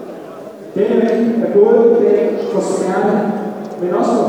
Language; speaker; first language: Danish; non-native, fluent; Arabic